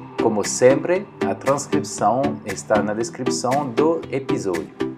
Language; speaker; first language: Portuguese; non-native, fluent; French